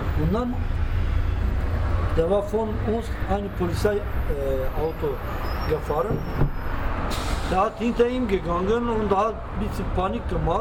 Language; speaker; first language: German; non-native, learner; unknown